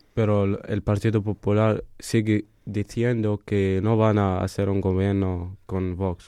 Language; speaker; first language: Spanish; non-native, fluent; Arabic